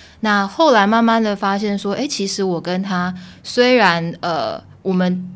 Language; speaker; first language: Chinese; early bilingual, heritage; Chinese